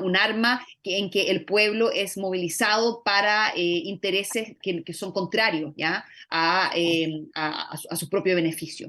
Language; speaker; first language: Spanish; native; Spanish